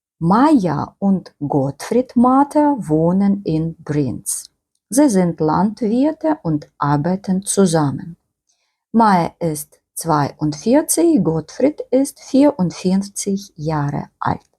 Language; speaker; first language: German; non-native, fluent; Ukrainian